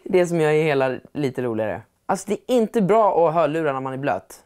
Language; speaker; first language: Swedish; native; Swedish